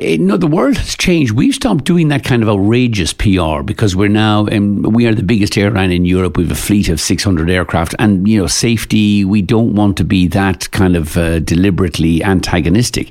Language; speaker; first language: English; native; English